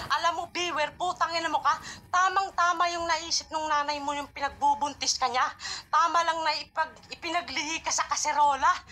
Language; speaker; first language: Filipino; non-native, local second language; Hiligaynon